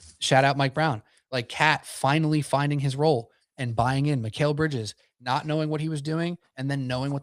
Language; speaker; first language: English; native; English